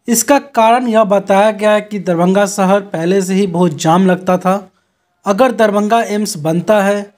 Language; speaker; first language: Hindi; native; Hindi